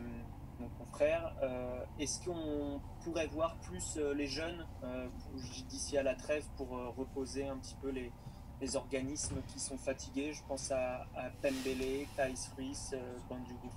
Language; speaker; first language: French; native; French